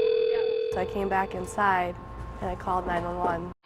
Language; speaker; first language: English; native; English